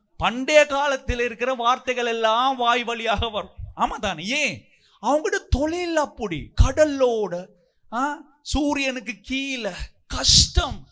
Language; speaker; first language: Tamil; non-native, local second language; Sinhala